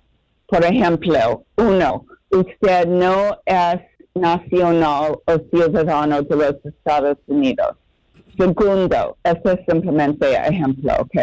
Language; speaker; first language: Spanish; non-native, learner; English